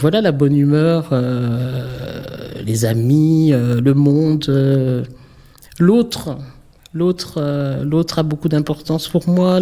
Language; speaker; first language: French; native; French